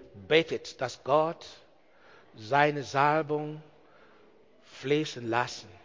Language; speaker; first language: German; non-native, learner; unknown